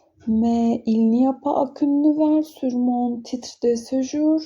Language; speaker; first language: French; non-native, learner; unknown